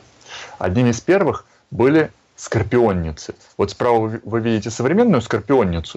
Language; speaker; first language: Russian; native; Russian